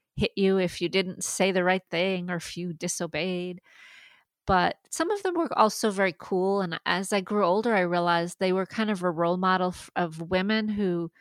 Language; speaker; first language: English; early bilingual, other home language; French